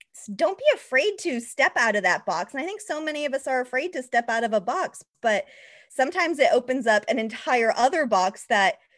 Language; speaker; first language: English; native; English